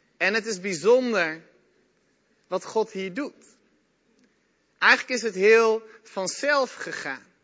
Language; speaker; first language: Dutch; native; Dutch